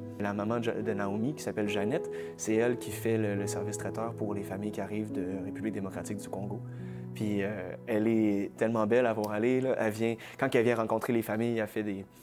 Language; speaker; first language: French; native; French